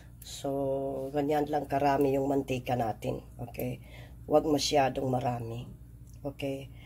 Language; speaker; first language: Filipino; non-native, local second language; Maguindanaon